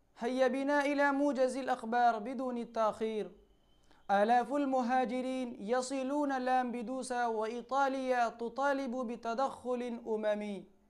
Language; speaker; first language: Arabic; non-native, fluent; Urdu